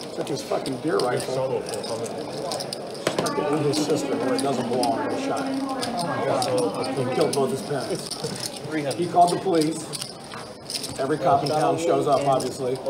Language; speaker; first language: English; native; English